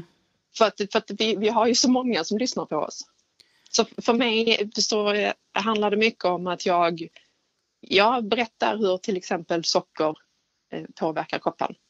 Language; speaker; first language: Swedish; native; Swedish